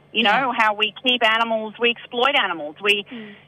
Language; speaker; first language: English; native; English